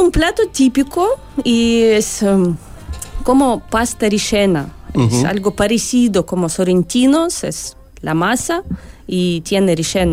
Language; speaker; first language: Spanish; non-native, learner; Russian